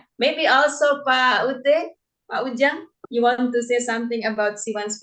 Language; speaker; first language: English; non-native, fluent; Indonesian